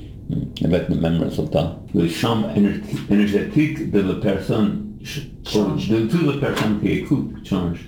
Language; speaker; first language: French; non-native, learner; English